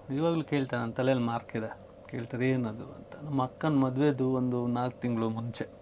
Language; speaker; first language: Kannada; non-native, local second language; Tulu